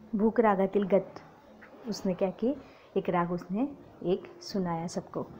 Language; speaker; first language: Hindi; non-native, local second language; Marathi